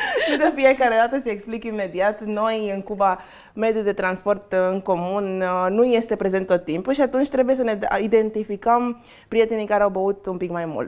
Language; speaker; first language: Romanian; non-native, fluent; Spanish